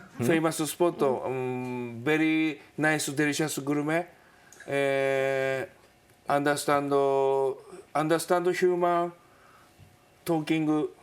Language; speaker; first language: English; non-native, learner; Japanese